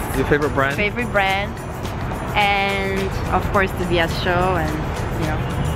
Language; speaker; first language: English; non-native, fluent; Portuguese